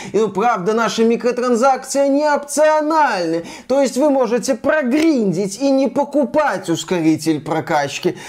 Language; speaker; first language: Russian; native; Russian